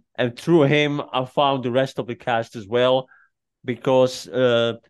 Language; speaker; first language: English; non-native, fluent; Czech